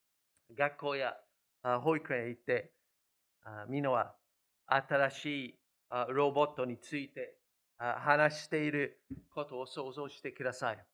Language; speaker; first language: Japanese; non-native, fluent; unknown